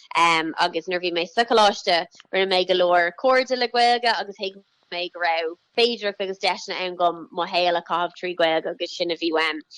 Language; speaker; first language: Irish; native; Irish